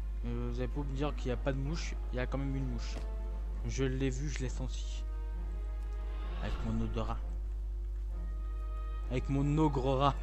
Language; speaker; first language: French; native; French